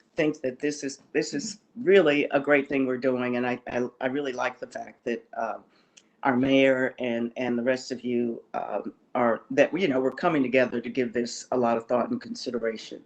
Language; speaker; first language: English; native; English